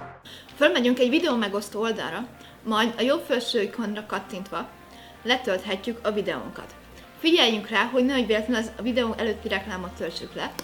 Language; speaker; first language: Hungarian; native; Hungarian